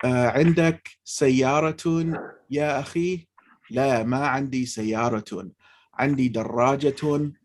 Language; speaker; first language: Arabic; non-native, fluent; English